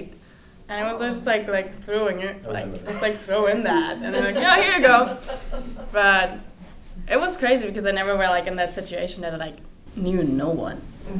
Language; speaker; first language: English; non-native, fluent; German